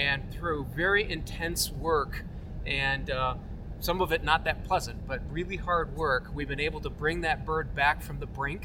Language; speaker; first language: English; native; English